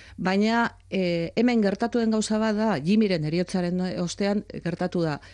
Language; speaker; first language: Basque; native; Basque